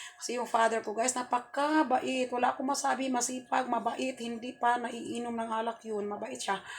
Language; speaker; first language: Filipino; non-native, local second language; Cebuano